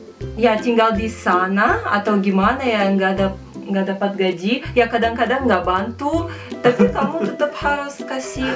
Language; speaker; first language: Indonesian; non-native, fluent; Russian